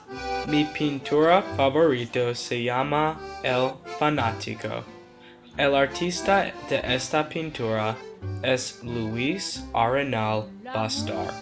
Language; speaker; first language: Spanish; non-native, learner; English